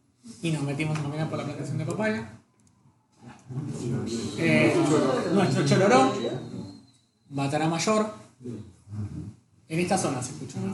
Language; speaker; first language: Spanish; native; Spanish